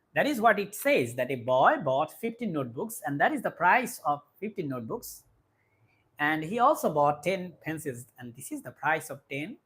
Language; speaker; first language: English; non-native, local second language; Bangla